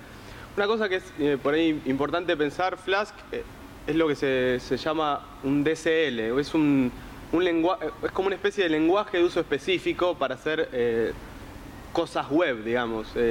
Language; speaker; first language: Spanish; native; Spanish